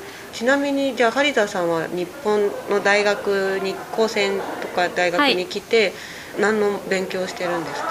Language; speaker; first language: Japanese; native; Japanese